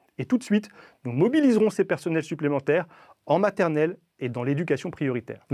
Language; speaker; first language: French; native; French